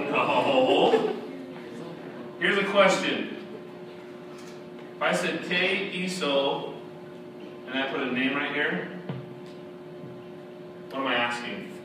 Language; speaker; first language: English; native; English